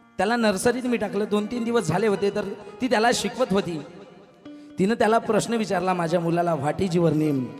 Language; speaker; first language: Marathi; native; Marathi